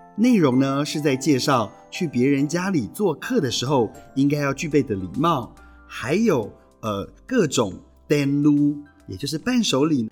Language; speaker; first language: Chinese; non-native, local second language; Hakka Chinese